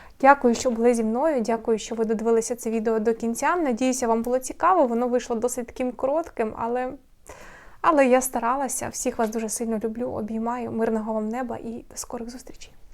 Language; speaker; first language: Ukrainian; non-native, local second language; Russian